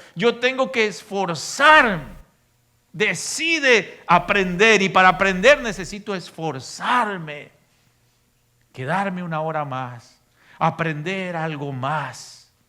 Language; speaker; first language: Spanish; native; Spanish